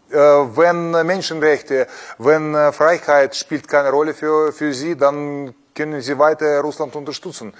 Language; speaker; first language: German; non-native, fluent; Russian